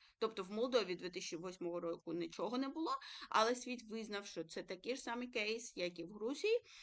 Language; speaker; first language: Ukrainian; early bilingual, other home language; Georgian